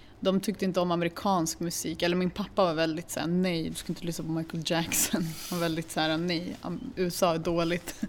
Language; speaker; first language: Swedish; early bilingual, other home language; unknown